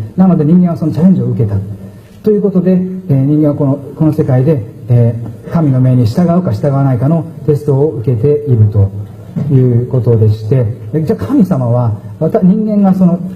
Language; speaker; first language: Japanese; native; Japanese